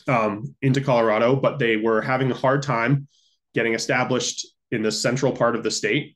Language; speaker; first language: English; native; English